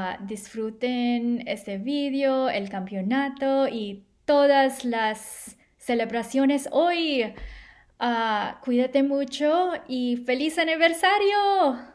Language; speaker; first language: Spanish; non-native, fluent; English